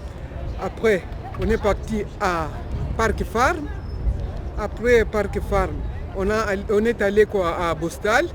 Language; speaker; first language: French; non-native, local second language; Swahili